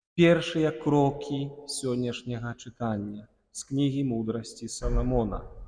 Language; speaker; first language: Belarusian; non-native, local second language; Russian